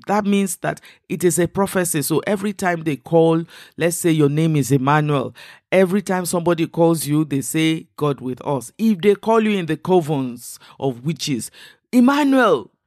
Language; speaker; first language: English; non-native, local second language; Igbo